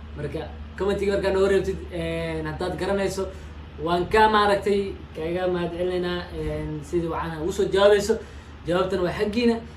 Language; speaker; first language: Somali; native; Somali